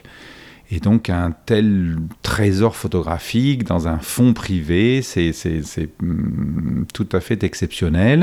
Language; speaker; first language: French; native; French